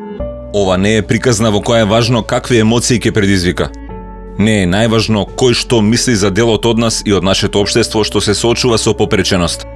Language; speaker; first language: Macedonian; native; Macedonian